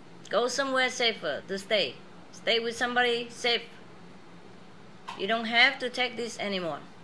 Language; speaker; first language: English; non-native, fluent; Vietnamese